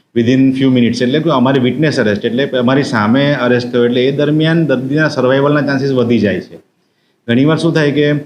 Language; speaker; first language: Gujarati; native; Gujarati